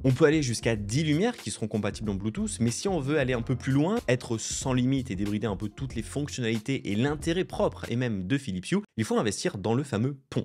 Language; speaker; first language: French; native; French